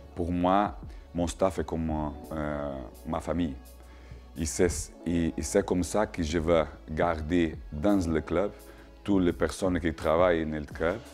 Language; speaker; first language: French; non-native, learner; Portuguese